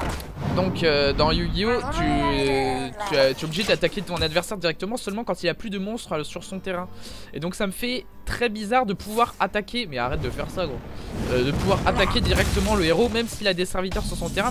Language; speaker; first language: French; native; French